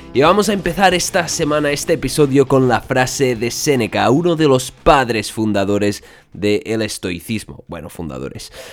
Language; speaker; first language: Spanish; non-native, local second language; Catalan